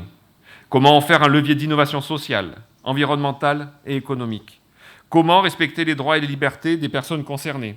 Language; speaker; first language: French; native; French